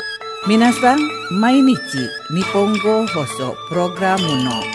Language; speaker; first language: Japanese; non-native, fluent; Indonesian